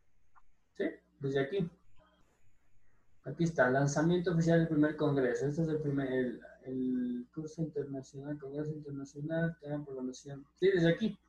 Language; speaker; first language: Spanish; native; Spanish